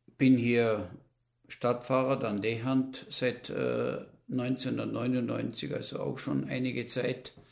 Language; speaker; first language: German; non-native, local second language; Slovenian